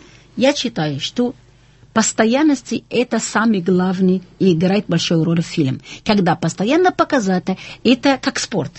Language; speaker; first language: Russian; non-native, fluent; Arabic